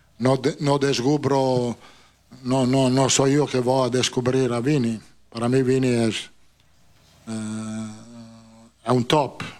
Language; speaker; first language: Portuguese; non-native, fluent; Italian